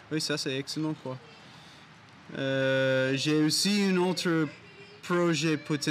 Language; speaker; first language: French; non-native, learner; English